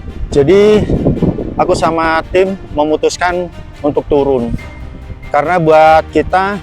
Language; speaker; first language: Indonesian; native; Indonesian